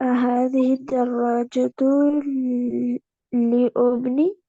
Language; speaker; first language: Arabic; non-native, learner; Urdu